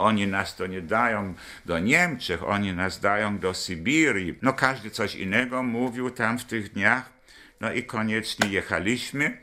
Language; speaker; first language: Polish; non-native, local second language; German